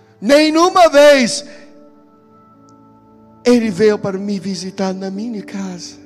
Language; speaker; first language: Portuguese; non-native, fluent; English